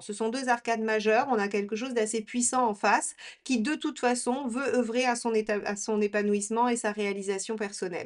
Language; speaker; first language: French; native; French